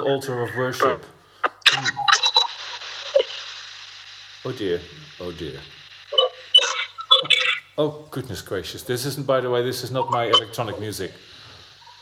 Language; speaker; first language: English; non-native, fluent; Dutch